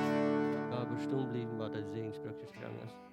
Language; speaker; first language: German; non-native, learner; Plautdietsch